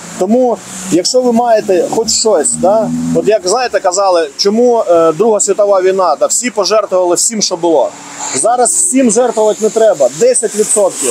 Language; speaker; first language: Ukrainian; non-native, local second language; Russian